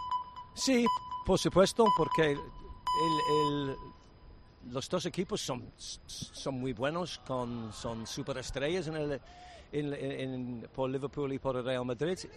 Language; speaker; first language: Spanish; non-native, learner; English